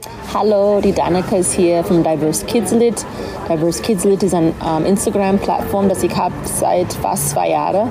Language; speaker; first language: German; non-native, learner; English